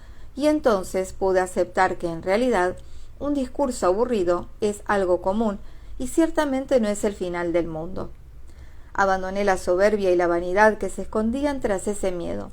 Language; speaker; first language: Spanish; native; Spanish